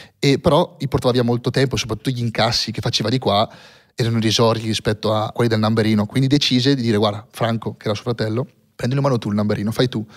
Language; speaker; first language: Italian; native; Italian